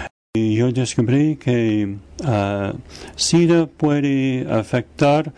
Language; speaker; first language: Spanish; non-native, fluent; English